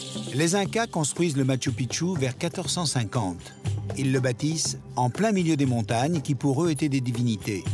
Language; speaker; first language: French; native; French